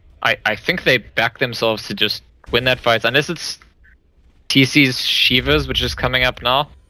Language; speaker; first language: English; native; English